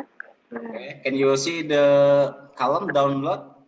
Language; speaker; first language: English; non-native, learner; Indonesian